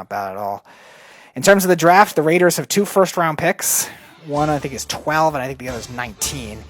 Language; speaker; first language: English; native; English